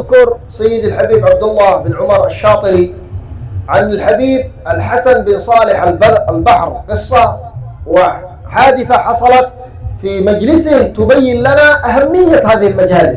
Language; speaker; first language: Arabic; native; Arabic